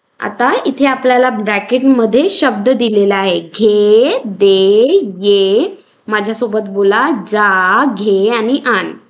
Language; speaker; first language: Marathi; non-native, local second language; Hindi